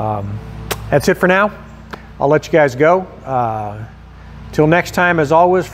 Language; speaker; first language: English; native; English